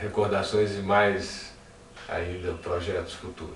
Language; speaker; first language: Portuguese; native; Portuguese